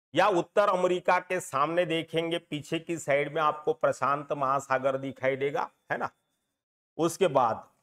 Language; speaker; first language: Hindi; non-native, local second language; Marathi